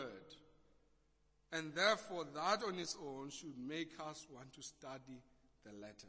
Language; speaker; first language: English; non-native, local second language; Xhosa